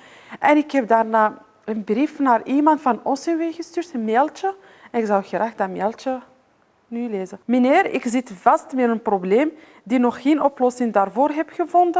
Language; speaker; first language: Dutch; non-native, fluent; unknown